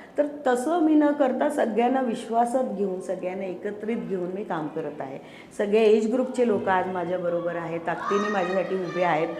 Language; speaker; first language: Marathi; non-native, fluent; Hindi